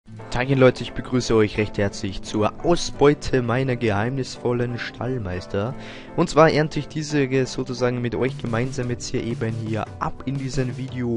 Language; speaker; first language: German; native; German